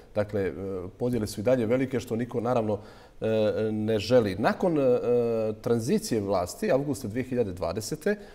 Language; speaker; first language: Serbian; native; Serbian